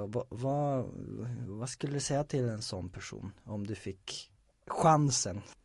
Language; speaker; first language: Swedish; native; Swedish